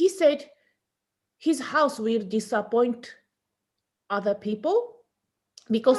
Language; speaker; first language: English; non-native, learner; Japanese